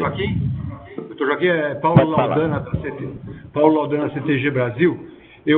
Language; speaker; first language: Portuguese; native; Portuguese